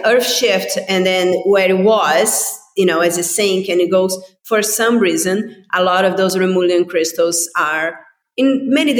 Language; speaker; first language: English; non-native, fluent; Portuguese